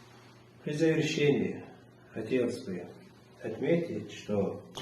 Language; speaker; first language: Russian; non-native, local second language; Chechen